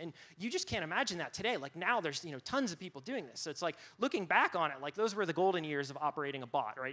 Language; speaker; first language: English; native; English